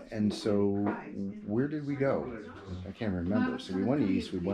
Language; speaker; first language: English; native; English